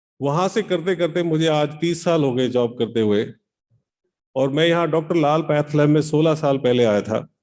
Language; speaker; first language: Hindi; native; Hindi